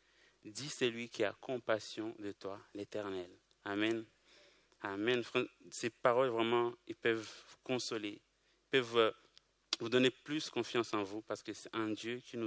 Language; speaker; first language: French; non-native, local second language; Kinyarwanda